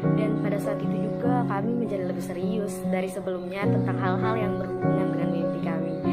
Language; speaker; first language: Indonesian; native; Indonesian